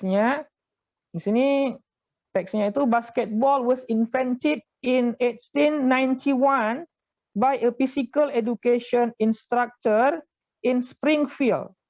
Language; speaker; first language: English; non-native, fluent; Indonesian